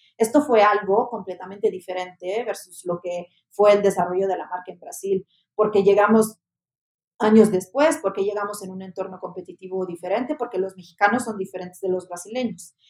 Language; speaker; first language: Spanish; non-native, fluent; Italian